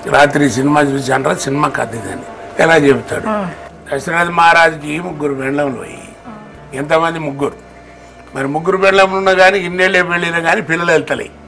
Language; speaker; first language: Telugu; native; Telugu